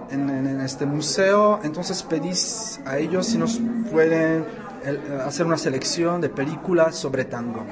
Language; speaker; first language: Spanish; non-native, fluent; Czech